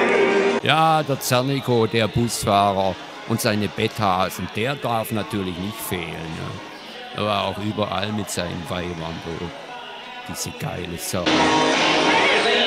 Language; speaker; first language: German; native; German